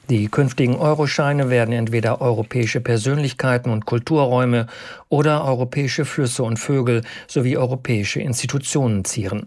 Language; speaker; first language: German; native; German